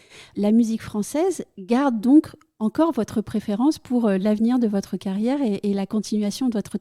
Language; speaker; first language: French; native; French